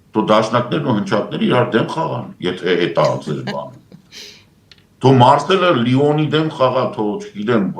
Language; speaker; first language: Armenian; native; Armenian